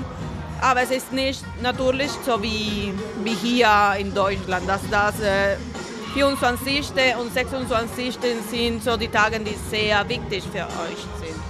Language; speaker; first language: German; non-native, fluent; Spanish